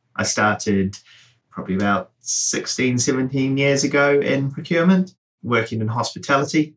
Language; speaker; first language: English; native; English